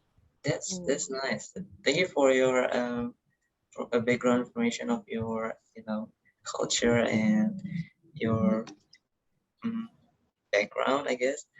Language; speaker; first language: English; non-native, learner; Indonesian